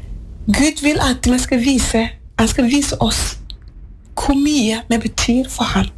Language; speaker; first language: Norwegian; non-native, fluent; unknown